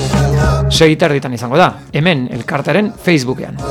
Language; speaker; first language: Basque; native; Basque